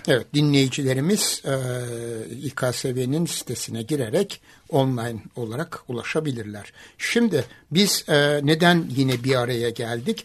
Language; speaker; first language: Turkish; native; Turkish